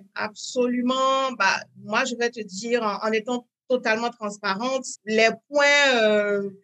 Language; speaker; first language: French; native; French